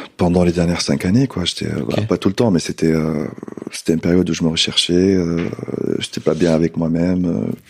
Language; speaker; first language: French; non-native, local second language; Arabic